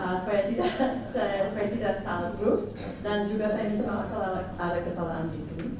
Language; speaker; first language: Indonesian; non-native, fluent; English